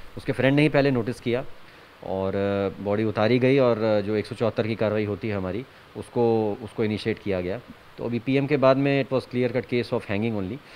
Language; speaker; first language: Hindi; native; Hindi